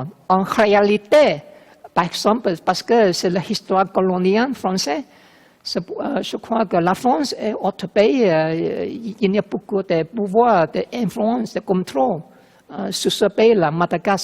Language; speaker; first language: French; non-native, fluent; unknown